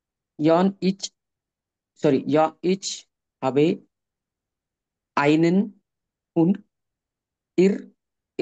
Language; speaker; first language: German; non-native, learner; Marathi